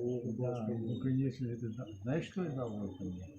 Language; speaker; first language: Russian; non-native, learner; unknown